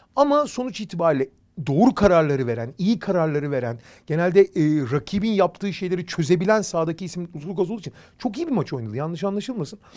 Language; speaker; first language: Turkish; native; Turkish